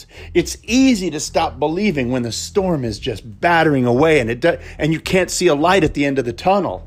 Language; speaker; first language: English; native; English